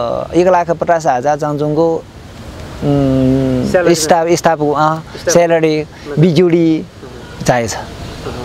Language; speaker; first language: Nepali; non-native, learner; Chinese